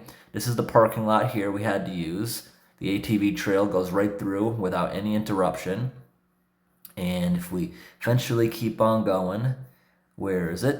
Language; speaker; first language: English; native; English